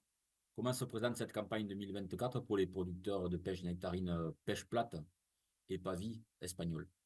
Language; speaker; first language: French; native; French